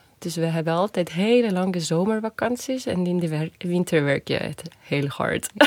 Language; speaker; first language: Dutch; non-native, fluent; Estonian